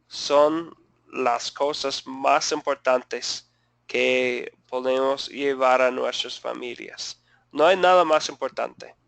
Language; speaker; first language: Spanish; non-native, fluent; English